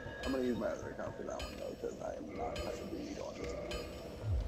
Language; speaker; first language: English; native; English